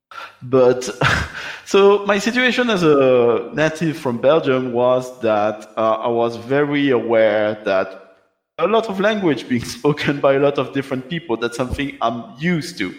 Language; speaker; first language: English; non-native, fluent; French